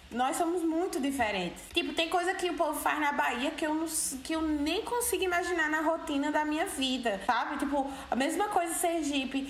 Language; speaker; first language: Portuguese; native; Portuguese